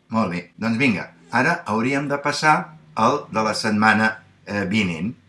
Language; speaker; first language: Catalan; native; Catalan